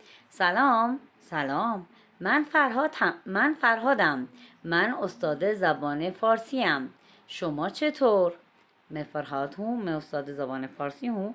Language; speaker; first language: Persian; non-native, fluent; Urdu